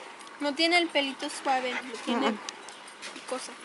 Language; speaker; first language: Spanish; early bilingual, heritage; Spanish